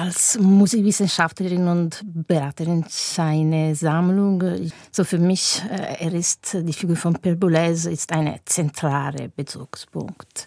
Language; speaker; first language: German; non-native, fluent; Italian